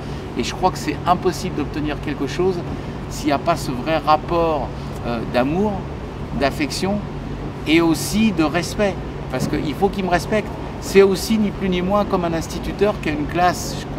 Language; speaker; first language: French; native; French